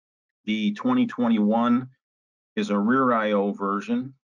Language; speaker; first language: English; native; English